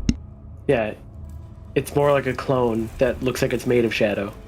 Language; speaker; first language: English; native; English